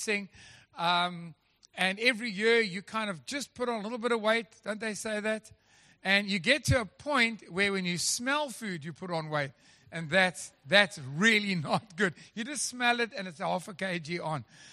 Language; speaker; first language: English; native; English